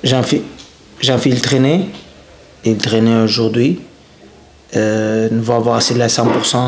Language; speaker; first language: French; non-native, learner; Portuguese